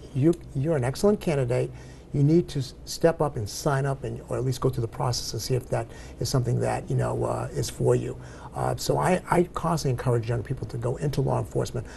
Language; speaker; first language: English; native; English